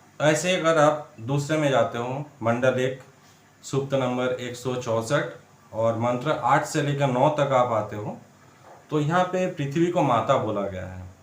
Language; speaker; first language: Hindi; non-native, local second language; Bangla